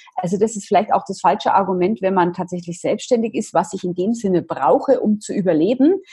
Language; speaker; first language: German; native; German